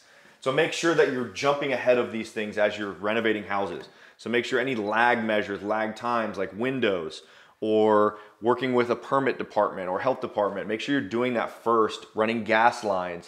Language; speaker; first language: English; native; English